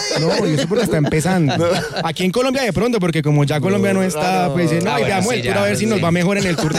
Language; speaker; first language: Spanish; native; Spanish